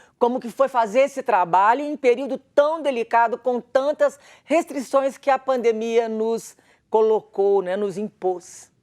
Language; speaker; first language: Portuguese; native; Portuguese